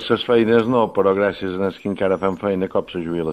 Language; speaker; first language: Catalan; native; Catalan